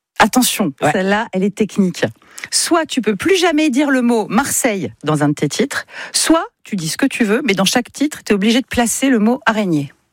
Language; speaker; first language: French; native; French